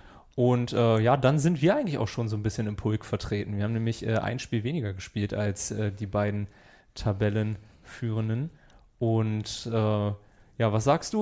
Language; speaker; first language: German; native; German